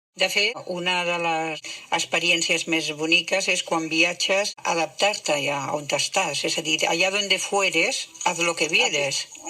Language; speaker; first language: Catalan; native; Catalan